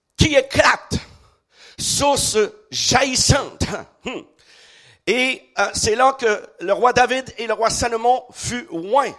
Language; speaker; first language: French; native; French